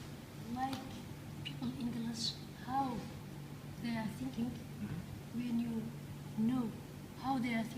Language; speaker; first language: English; non-native, learner; Kurdish